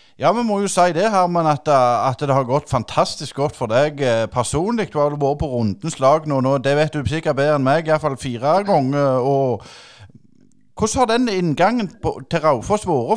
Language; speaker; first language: Norwegian; native; Norwegian